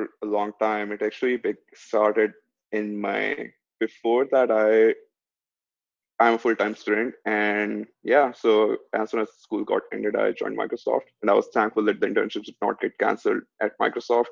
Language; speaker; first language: English; non-native, local second language; Urdu